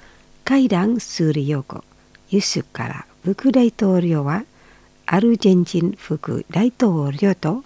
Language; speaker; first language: Japanese; non-native, fluent; Indonesian